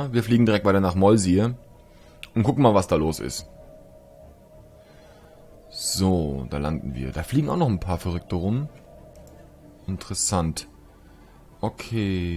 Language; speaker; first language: German; native; German